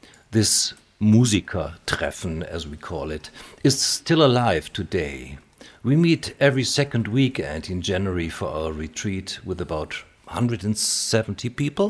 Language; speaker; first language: English; non-native, fluent; German